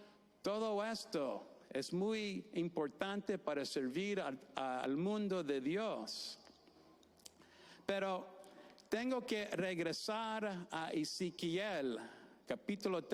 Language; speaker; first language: Spanish; non-native, fluent; English